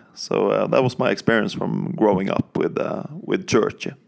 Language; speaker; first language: English; non-native, fluent; Norwegian